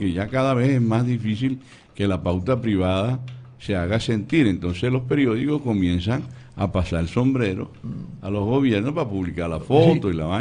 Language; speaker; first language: Spanish; native; Spanish